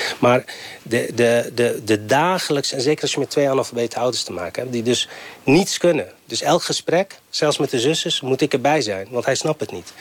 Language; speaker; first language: Dutch; early bilingual, other home language; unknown